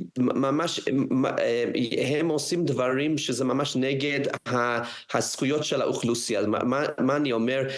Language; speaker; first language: Hebrew; non-native, fluent; English